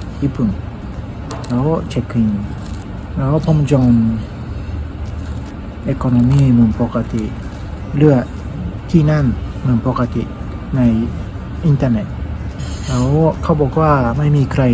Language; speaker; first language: Thai; non-native, learner; Japanese